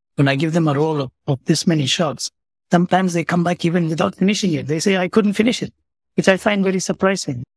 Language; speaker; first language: English; non-native, local second language; Tamil